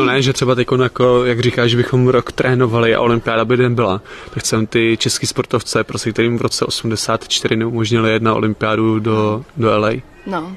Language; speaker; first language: Czech; native; Czech